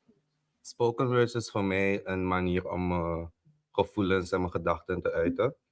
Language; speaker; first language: Dutch; native; Dutch